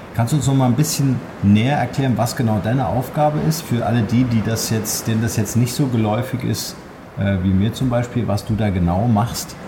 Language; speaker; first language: German; native; German